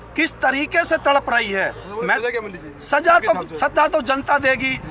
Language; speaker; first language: Hindi; native; Hindi